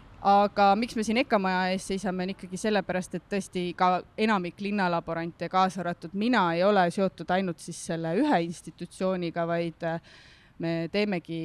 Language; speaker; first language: Estonian; native; Estonian